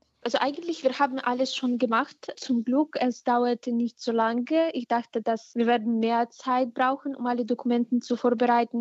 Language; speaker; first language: German; non-native, fluent; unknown